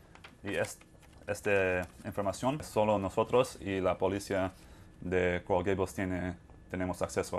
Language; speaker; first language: Spanish; non-native, fluent; English